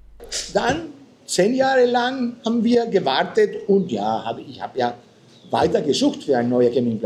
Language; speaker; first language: German; non-native, fluent; Spanish